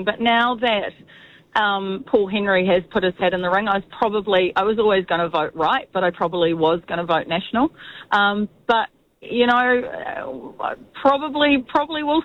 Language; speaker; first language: English; native; English